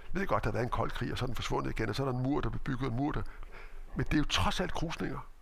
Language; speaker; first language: Danish; native; Danish